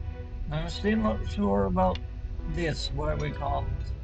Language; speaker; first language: English; non-native, fluent; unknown